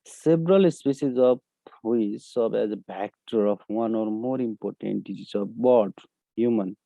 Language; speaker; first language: English; non-native, local second language; Nepali